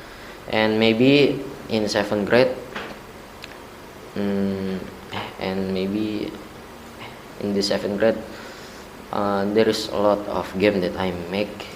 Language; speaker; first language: English; non-native, learner; Indonesian